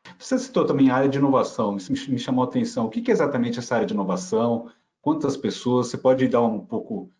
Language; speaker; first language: Portuguese; native; Portuguese